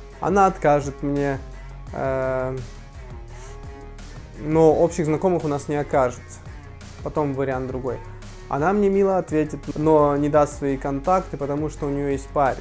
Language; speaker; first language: Russian; native; Russian